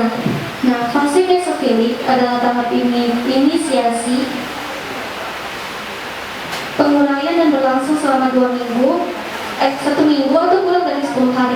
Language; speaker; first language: Indonesian; native; Indonesian